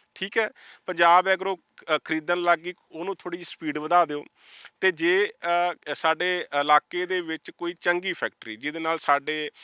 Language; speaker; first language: Punjabi; native; Punjabi